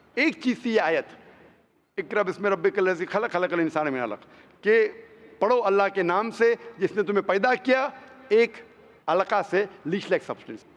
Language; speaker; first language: Hindi; non-native, local second language; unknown